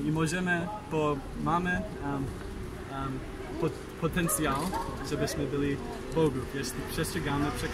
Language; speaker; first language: Polish; non-native, learner; English